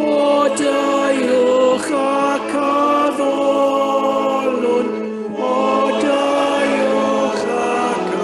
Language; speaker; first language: Welsh; native; Welsh